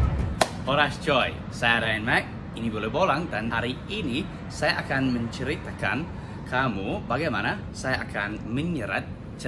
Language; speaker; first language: Indonesian; non-native, learner; English